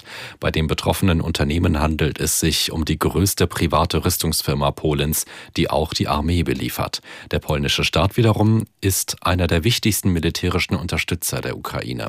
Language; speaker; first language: German; native; German